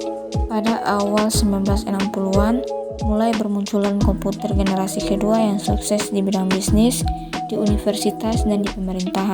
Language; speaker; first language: Indonesian; native; Indonesian